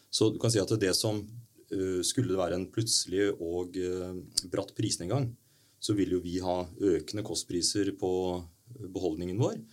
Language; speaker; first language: Norwegian; native; Norwegian